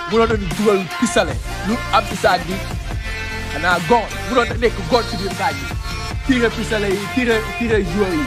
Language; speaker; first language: French; non-native, local second language; Wolof